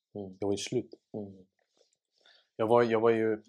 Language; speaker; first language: Swedish; early bilingual, other home language; Serbian